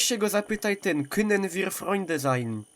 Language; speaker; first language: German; non-native, learner; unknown